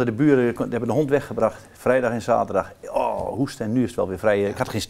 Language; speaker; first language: Dutch; native; Dutch